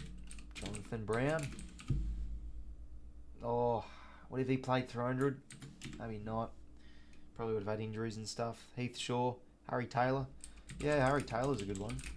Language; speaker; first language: English; native; English